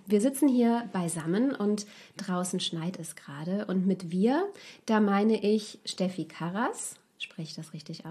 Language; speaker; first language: German; native; German